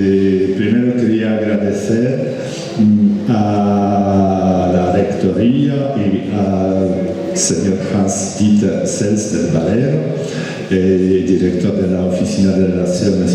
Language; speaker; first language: Spanish; non-native, fluent; Polish